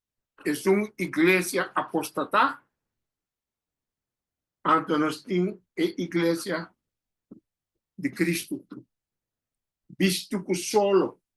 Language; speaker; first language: Portuguese; non-native, learner; Papiamento